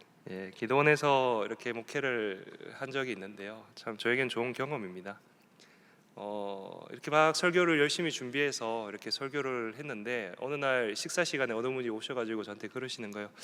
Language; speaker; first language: Korean; native; Korean